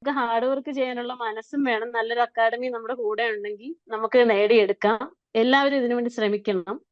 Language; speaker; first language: Malayalam; native; Malayalam